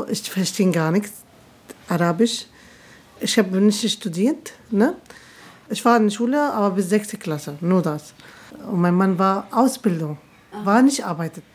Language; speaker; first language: German; non-native, learner; Arabic